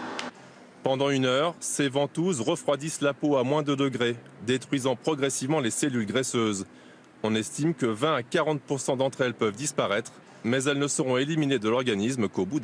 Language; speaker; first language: French; native; French